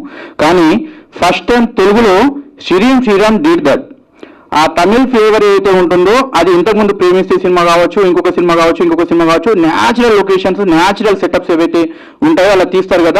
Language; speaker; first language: Telugu; native; Telugu